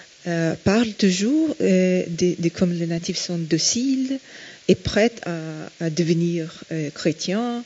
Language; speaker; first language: French; non-native, fluent; Portuguese